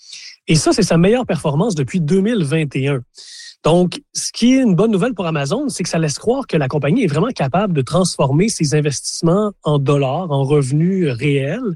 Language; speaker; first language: French; native; French